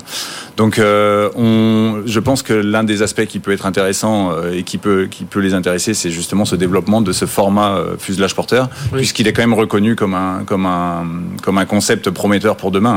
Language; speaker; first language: French; native; French